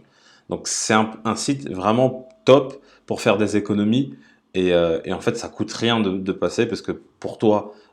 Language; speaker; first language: French; native; French